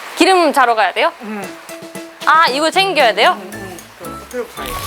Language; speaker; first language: Korean; non-native, fluent; German